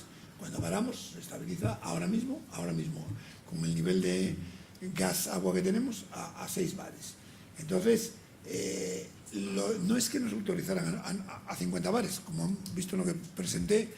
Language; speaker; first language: Spanish; native; Spanish